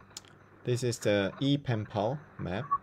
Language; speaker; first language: English; non-native, fluent; Korean